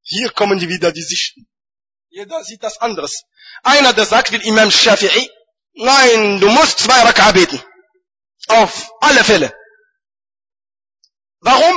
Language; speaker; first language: German; non-native, fluent; Arabic